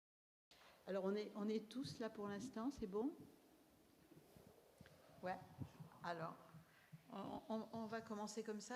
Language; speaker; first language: French; native; French